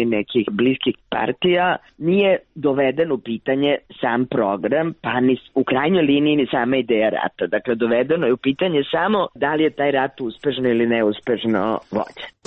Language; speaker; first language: Croatian; native; Croatian